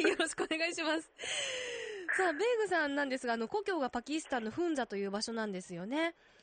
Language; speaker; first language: Japanese; native; Japanese